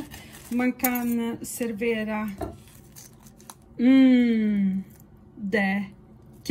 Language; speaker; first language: Swedish; non-native, fluent; Portuguese